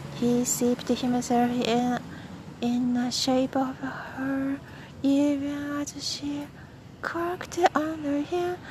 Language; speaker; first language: English; non-native, fluent; Japanese